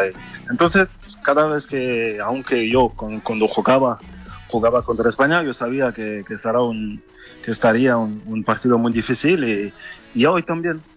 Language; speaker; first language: Spanish; non-native, fluent; French